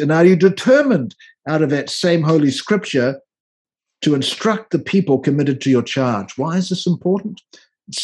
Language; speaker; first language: English; native; English